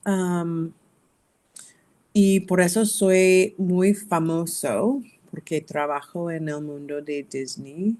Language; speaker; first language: Spanish; non-native, learner; English